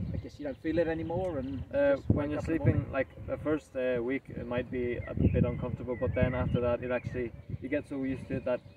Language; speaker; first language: English; early bilingual, other home language; Spanish